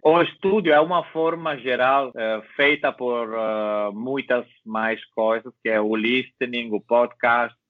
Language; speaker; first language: Portuguese; non-native, learner; Italian